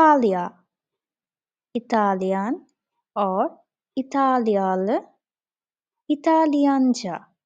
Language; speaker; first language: Turkish; non-native, fluent; Bangla